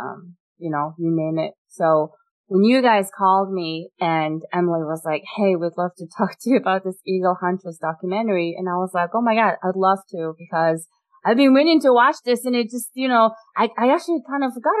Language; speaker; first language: English; non-native, fluent; Mongolian